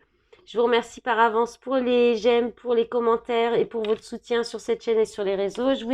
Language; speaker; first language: French; native; French